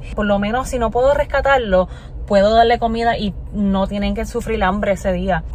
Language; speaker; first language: Spanish; native; Spanish